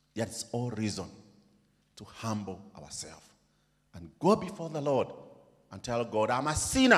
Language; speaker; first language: English; non-native, local second language; Swahili